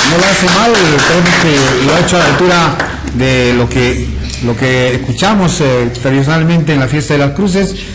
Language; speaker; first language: Spanish; native; Spanish